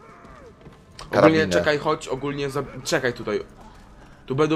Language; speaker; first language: Polish; native; Polish